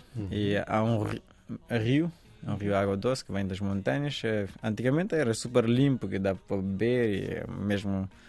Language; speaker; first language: Portuguese; non-native, fluent; Persian